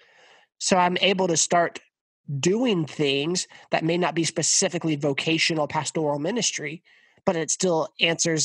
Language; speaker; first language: English; native; English